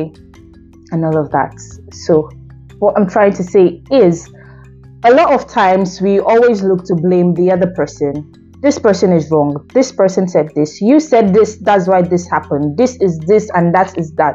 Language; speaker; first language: English; non-native, local second language; Igbo